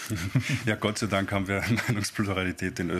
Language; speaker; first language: German; native; German